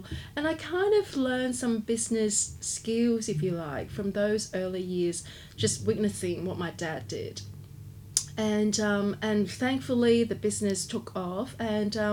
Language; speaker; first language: English; non-native, local second language; Cantonese